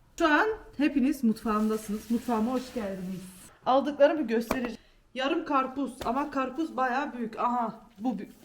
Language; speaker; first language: Turkish; early bilingual, heritage; Turkish